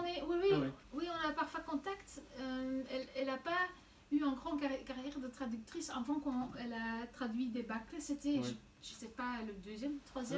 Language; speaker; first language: French; non-native, local second language; Dutch